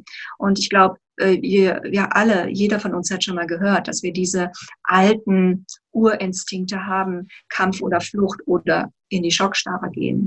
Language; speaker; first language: German; native; German